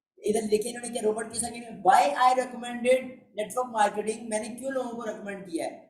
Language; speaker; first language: Urdu; non-native, local second language; Punjabi